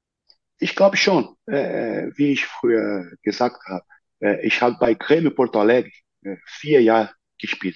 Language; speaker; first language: German; non-native, learner; Portuguese